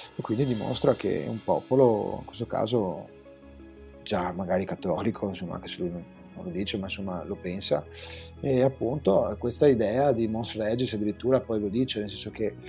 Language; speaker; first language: Italian; native; Italian